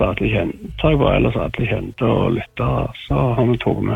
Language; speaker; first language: Norwegian; native; Norwegian